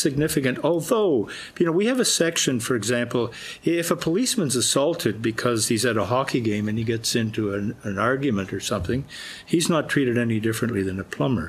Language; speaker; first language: English; native; English